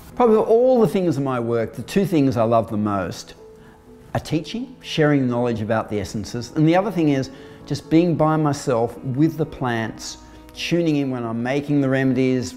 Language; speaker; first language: English; native; English